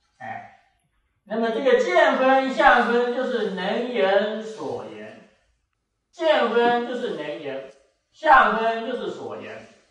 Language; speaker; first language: Chinese; native; Chinese